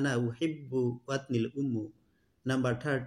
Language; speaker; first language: Arabic; non-native, fluent; Assamese